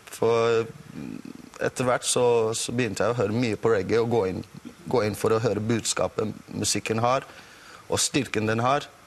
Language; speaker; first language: Norwegian; non-native, fluent; English